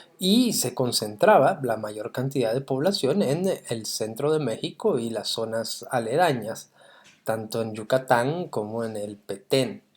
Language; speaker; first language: Spanish; native; Spanish